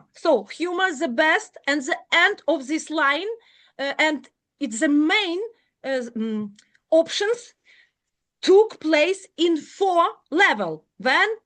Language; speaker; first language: English; non-native, learner; Ukrainian